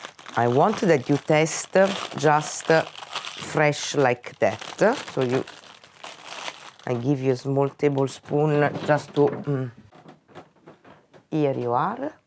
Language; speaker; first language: English; non-native, fluent; Italian